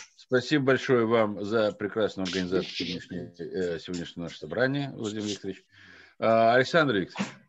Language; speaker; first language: Russian; non-native, local second language; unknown